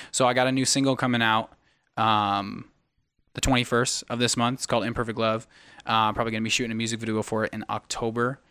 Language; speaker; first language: English; native; English